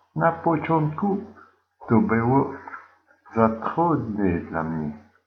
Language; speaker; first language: Polish; non-native, learner; French